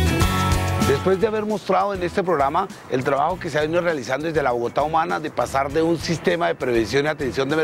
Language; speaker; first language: Spanish; native; Spanish